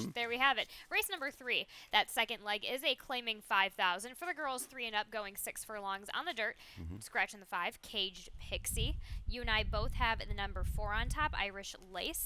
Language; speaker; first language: English; native; English